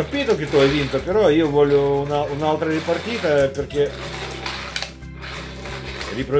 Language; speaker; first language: Italian; non-native, fluent; Russian